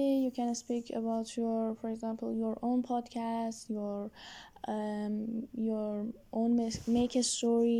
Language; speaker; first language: English; non-native, learner; Persian